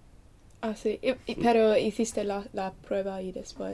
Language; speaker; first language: Spanish; non-native, fluent; English